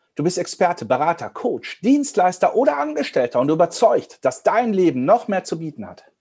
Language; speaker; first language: German; native; German